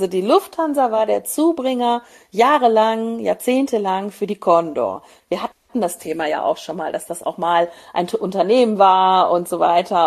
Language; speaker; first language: German; native; German